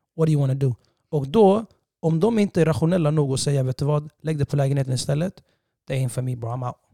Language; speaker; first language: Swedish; early bilingual, other home language; Somali